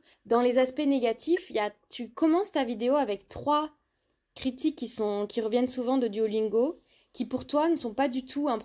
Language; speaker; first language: French; native; French